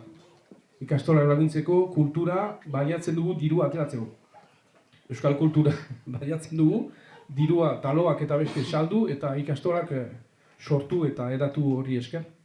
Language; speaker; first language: Basque; native; Basque